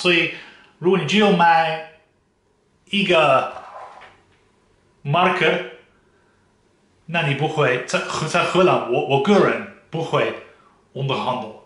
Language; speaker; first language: Chinese; non-native, fluent; Dutch